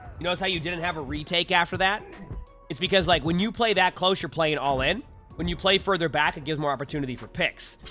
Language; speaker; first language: English; native; English